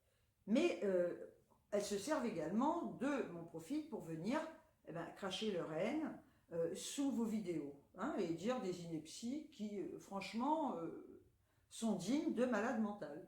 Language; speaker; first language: French; native; French